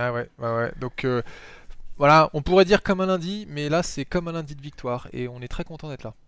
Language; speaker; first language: French; native; French